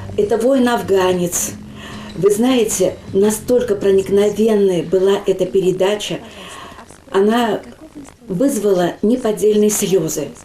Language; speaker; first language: Russian; non-native, local second language; Chuvash